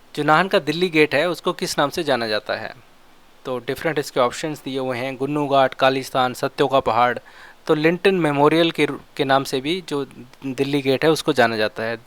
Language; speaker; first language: Hindi; non-native, local second language; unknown